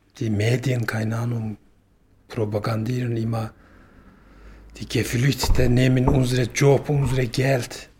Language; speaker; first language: German; non-native, learner; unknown